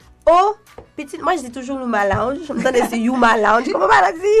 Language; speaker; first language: French; early bilingual, heritage; French